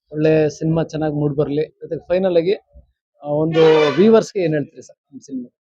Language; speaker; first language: Kannada; native; Kannada